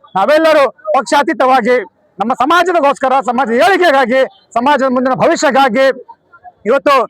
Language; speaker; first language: Kannada; non-native, local second language; Lambadi